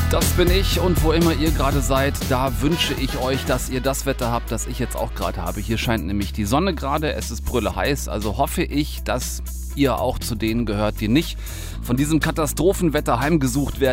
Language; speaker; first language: German; native; German